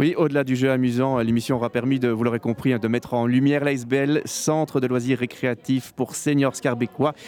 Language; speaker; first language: French; native; French